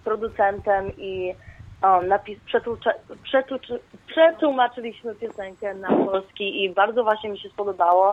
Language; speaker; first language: Polish; early bilingual, heritage; Polish